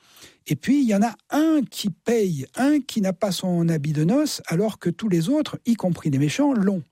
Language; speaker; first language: French; native; French